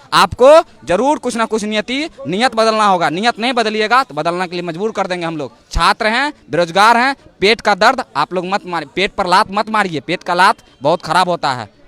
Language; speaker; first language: Hindi; native; Hindi